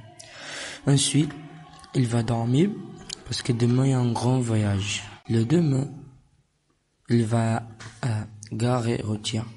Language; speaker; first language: French; non-native, learner; Portuguese